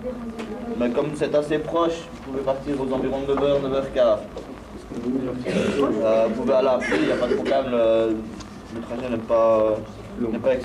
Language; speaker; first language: French; native; French